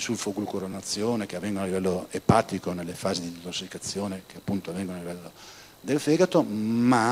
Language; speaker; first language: Italian; native; Italian